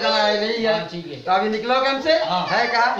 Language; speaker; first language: Hindi; non-native, local second language; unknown